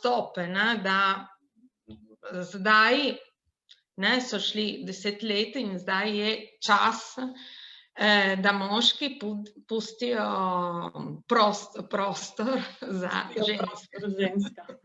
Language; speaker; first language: Slovenian; non-native, local second language; Italian